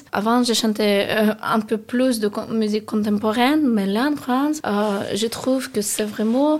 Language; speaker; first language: French; non-native, learner; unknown